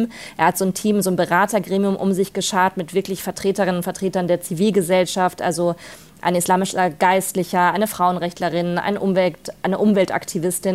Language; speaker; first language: German; native; German